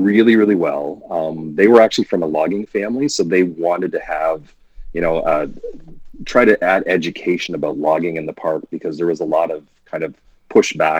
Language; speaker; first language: English; native; English